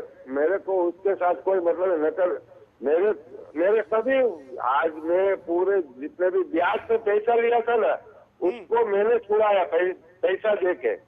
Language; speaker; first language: Hindi; non-native, local second language; Gujarati